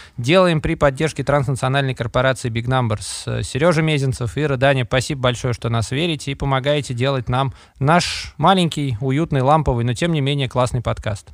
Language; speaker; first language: Russian; native; Russian